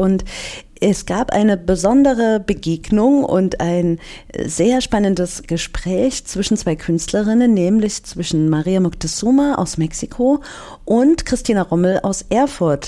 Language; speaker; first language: German; native; German